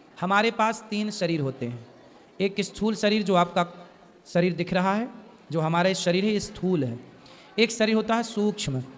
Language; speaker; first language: Hindi; native; Hindi